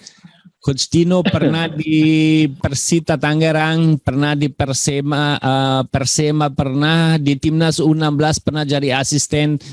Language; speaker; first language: Indonesian; non-native, learner; German